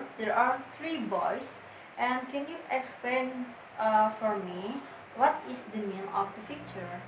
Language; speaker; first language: English; non-native, learner; Indonesian